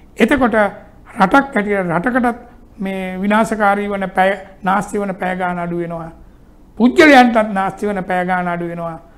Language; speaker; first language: Sinhala; native; Sinhala